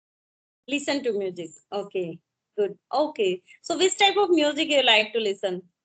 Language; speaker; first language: English; non-native, local second language; Hindi